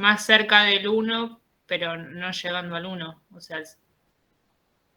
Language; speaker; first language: Spanish; native; Spanish